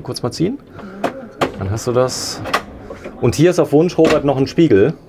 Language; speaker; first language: German; native; German